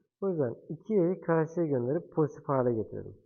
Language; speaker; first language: Turkish; native; Turkish